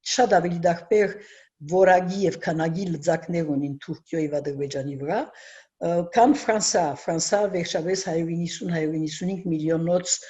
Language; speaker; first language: Armenian; early bilingual, heritage; Armenian